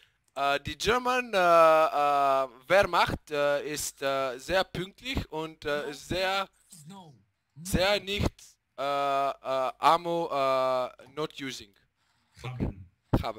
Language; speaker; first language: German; non-native, learner; Bulgarian